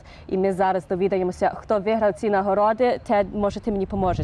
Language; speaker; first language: Ukrainian; early bilingual, heritage; Ukrainian